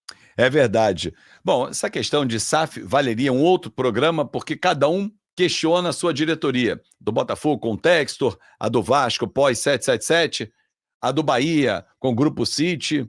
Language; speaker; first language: Portuguese; native; Portuguese